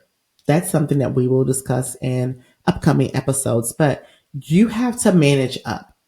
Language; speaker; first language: English; native; English